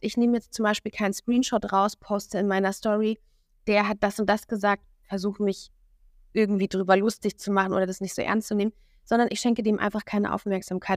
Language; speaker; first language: German; native; German